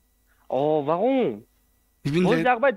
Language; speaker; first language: German; non-native, learner; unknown